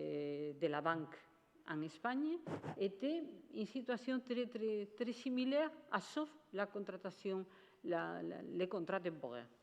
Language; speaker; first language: French; non-native, fluent; Spanish